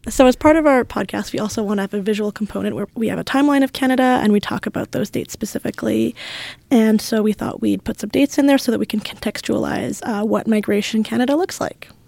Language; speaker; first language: English; native; English